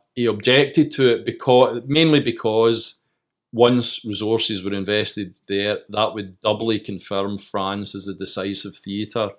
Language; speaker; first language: English; native; English